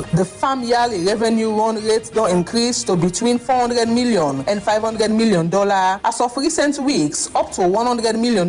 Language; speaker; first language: English; non-native, local second language; Krio